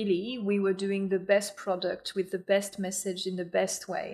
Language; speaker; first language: English; non-native, fluent; French